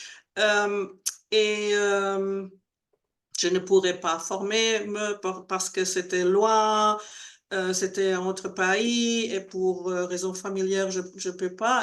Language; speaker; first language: French; non-native, learner; Spanish